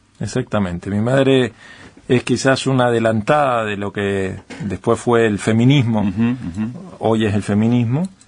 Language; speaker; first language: Spanish; native; Spanish